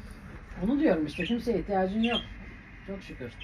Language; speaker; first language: Turkish; native; Turkish